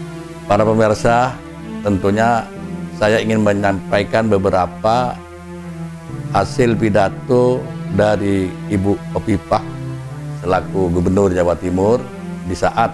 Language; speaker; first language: Indonesian; non-native, local second language; Madurese